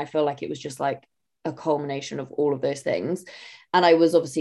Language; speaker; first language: English; native; English